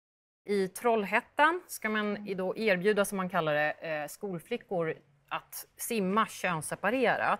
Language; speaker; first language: Swedish; native; Swedish